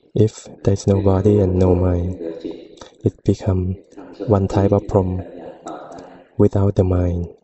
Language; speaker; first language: English; non-native, fluent; Thai